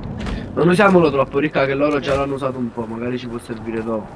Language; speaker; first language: Italian; native; Italian